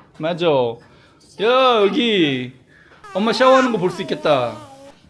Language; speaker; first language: Korean; native; Korean